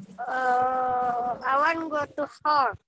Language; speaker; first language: English; non-native, local second language; Indonesian